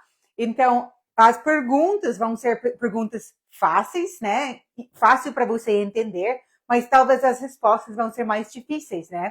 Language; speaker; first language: Portuguese; non-native, fluent; English